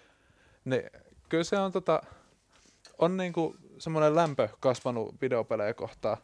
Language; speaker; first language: Finnish; native; Finnish